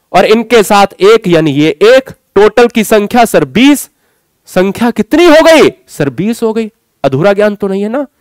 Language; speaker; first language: Hindi; native; Hindi